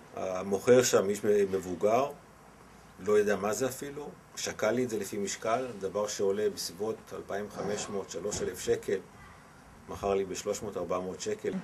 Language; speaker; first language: Hebrew; native; Hebrew